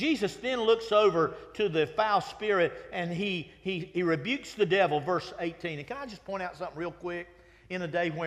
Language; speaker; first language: English; native; English